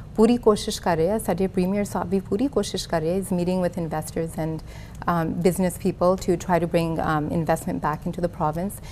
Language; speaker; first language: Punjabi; early bilingual, heritage; Punjabi